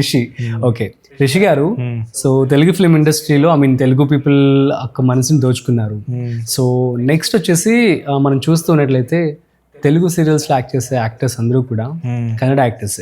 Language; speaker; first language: Telugu; native; Telugu